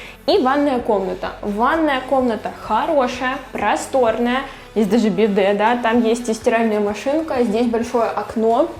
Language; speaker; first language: Russian; native; Russian